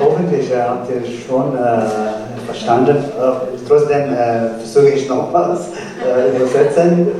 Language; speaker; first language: German; non-native, fluent; Tibetan